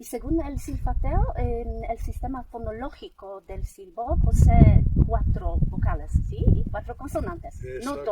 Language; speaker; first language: Spanish; non-native, fluent; Polish